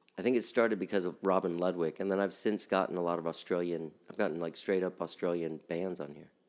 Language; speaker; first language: English; native; English